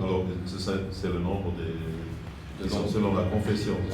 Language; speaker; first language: French; non-native, fluent; German